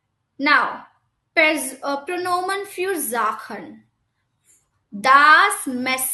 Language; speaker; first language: German; non-native, fluent; Hindi